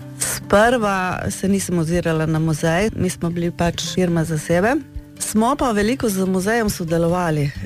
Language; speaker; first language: Slovenian; native; Slovenian